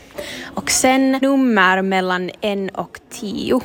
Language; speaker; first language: Swedish; non-native, fluent; Finnish